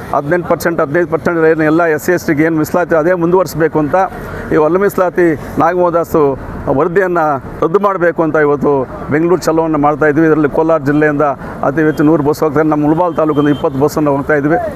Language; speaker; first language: Kannada; native; Kannada